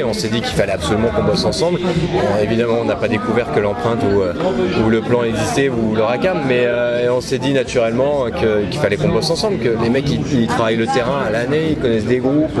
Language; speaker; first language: French; native; French